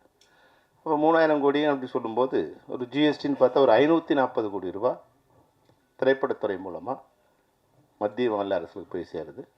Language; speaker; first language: Tamil; native; Tamil